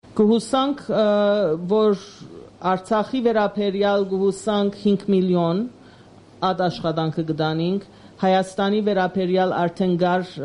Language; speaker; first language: Armenian; early bilingual, heritage; Armenian